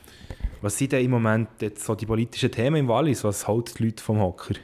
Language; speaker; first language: German; native; German